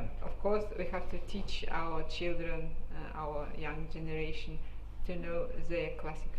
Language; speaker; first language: English; non-native, fluent; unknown